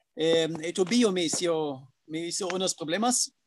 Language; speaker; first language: Spanish; non-native, fluent; German